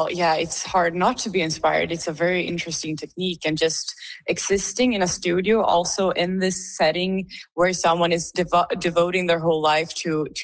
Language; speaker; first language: English; non-native, fluent; Swedish